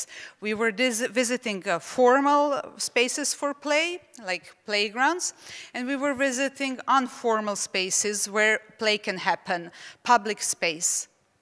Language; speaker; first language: English; non-native, fluent; Czech